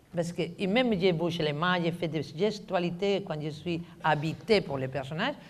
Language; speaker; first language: French; non-native, fluent; Spanish